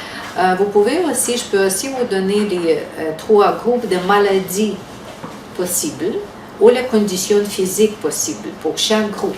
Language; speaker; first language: French; non-native, fluent; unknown